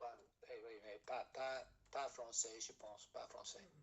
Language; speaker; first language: French; non-native, learner; English